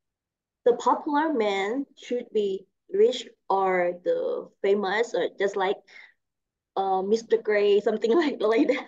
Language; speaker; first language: English; non-native, learner; Thai